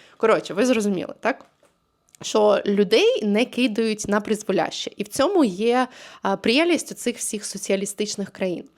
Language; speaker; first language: Ukrainian; native; Ukrainian